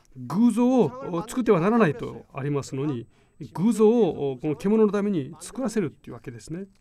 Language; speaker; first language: Japanese; non-native, fluent; Korean